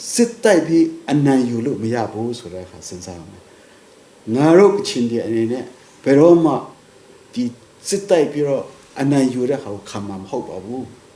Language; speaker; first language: Burmese; non-native, local second language; Kachin